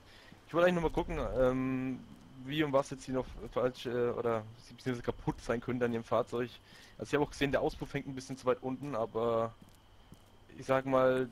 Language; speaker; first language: German; native; German